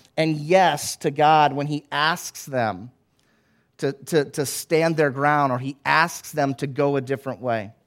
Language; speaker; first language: English; native; English